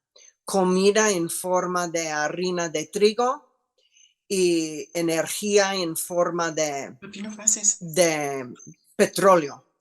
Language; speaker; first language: Spanish; non-native, fluent; English